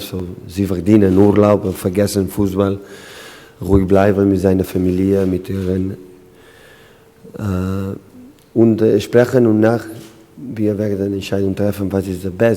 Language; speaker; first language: German; non-native, learner; Spanish